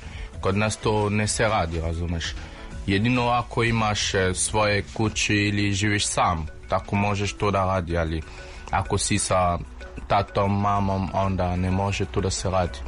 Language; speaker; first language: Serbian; non-native, learner; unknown